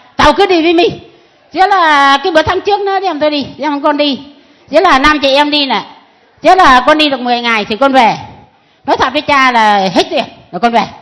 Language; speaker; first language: Vietnamese; native; Vietnamese